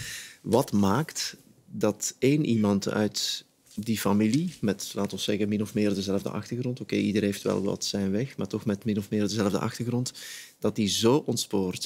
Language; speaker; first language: Dutch; native; Dutch